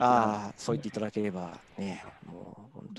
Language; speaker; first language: Japanese; native; Japanese